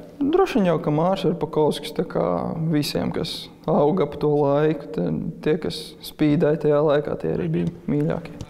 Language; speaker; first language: Latvian; native; Latvian